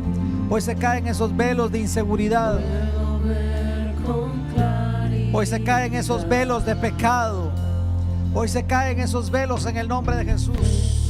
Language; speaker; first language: Spanish; native; Spanish